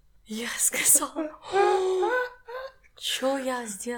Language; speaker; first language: Russian; non-native, learner; English